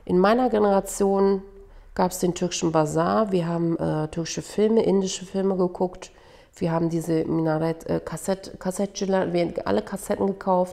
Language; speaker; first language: German; early bilingual, other home language; Turkish